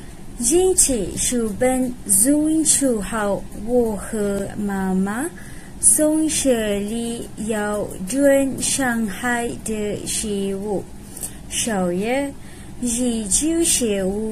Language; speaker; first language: Chinese; non-native, learner; Malay